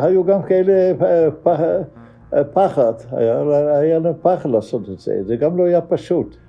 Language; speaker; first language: Hebrew; non-native, fluent; Dutch